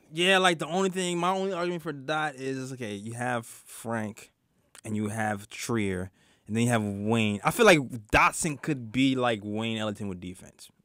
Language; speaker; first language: English; native; English